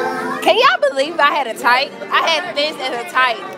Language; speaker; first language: English; native; English